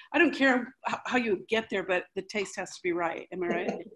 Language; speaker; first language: English; early bilingual, other home language; Spanish